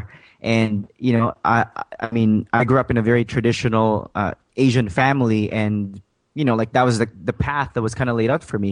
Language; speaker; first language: English; non-native, fluent; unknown